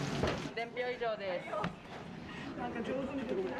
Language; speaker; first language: Japanese; native; Japanese